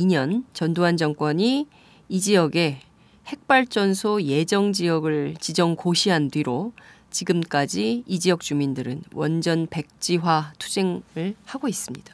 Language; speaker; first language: Korean; native; Korean